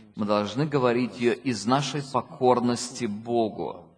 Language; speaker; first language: Russian; native; Russian